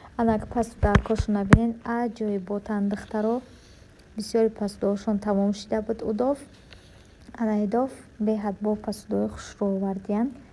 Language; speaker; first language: Tajik; native; Tajik